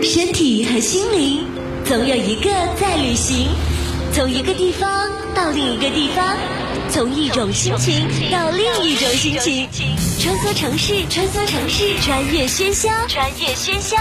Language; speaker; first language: Chinese; native; Chinese